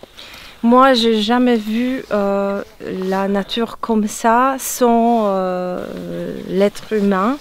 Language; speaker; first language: French; non-native, fluent; Polish